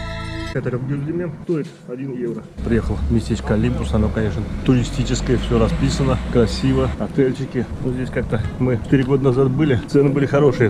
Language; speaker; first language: Russian; native; Russian